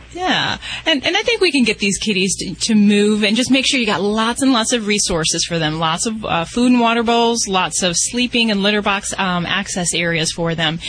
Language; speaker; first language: English; native; English